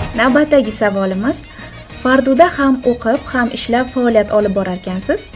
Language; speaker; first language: Uzbek; native; Uzbek